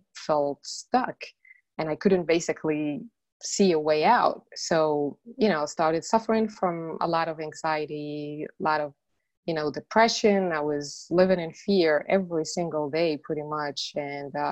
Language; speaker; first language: English; non-native, fluent; Arabic